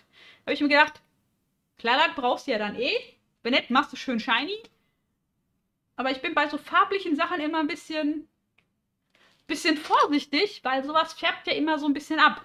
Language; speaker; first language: German; native; German